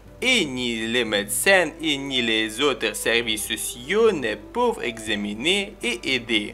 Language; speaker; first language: French; non-native, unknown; Ukrainian